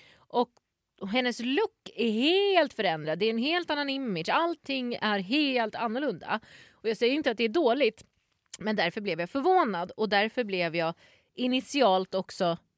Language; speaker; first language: Swedish; native; Swedish